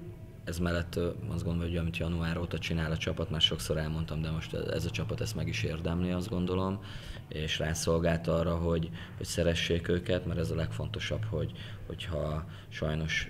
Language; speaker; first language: Hungarian; native; Hungarian